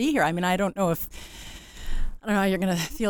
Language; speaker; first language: English; native; English